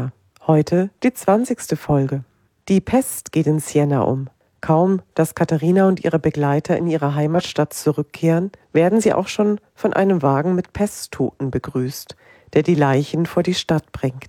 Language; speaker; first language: German; native; German